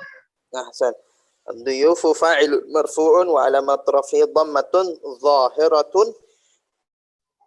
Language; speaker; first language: Arabic; non-native, fluent; Indonesian